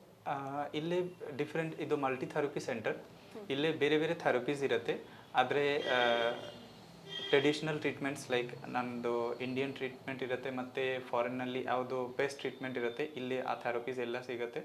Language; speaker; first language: Kannada; non-native, local second language; Hindi